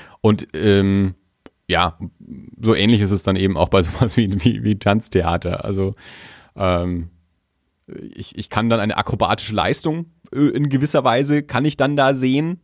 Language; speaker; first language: German; native; German